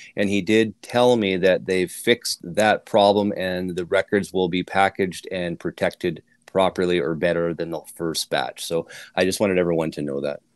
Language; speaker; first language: English; native; English